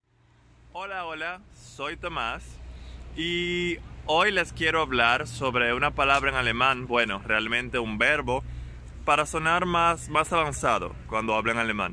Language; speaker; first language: Spanish; non-native, fluent; German